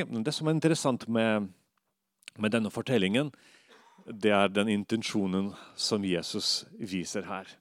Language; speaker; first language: Norwegian; non-native, fluent; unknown